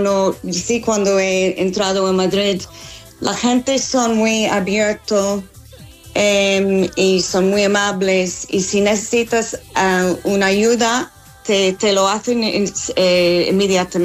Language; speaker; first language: Spanish; non-native, learner; English